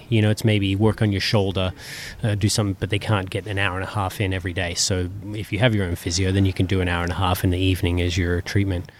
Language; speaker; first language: English; native; English